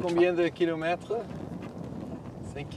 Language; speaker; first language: French; non-native, learner; Dutch